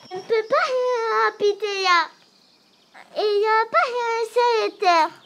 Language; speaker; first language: French; non-native, learner; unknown